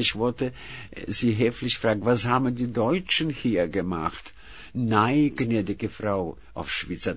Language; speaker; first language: German; non-native, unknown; Russian